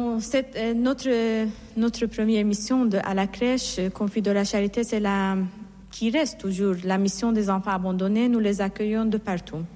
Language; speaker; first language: French; non-native, fluent; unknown